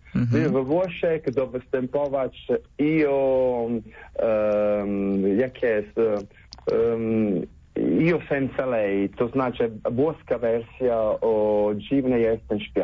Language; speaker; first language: Polish; non-native, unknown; Italian